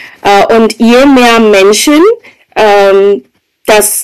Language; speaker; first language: German; non-native, fluent; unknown